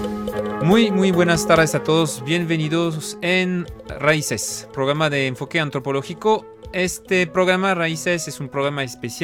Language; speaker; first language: Spanish; non-native, fluent; French